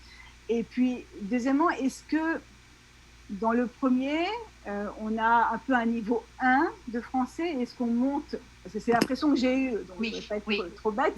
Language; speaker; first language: French; native; French